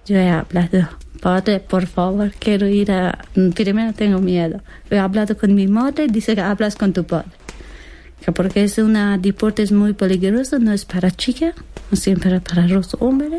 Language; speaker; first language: Spanish; non-native, learner; Persian